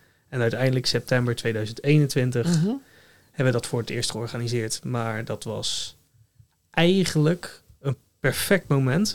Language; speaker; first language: Dutch; native; Dutch